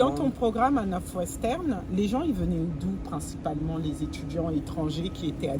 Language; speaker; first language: French; native; French